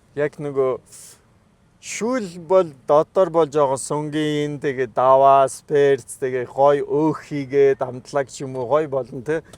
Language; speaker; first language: Mongolian; non-native, fluent; French